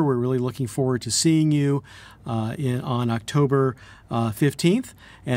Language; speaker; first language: English; native; English